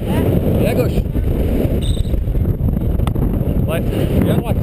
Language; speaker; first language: French; native; French